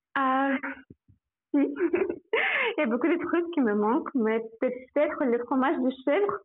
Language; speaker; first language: French; non-native, fluent; Russian